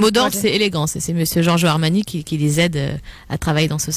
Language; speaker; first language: French; native; French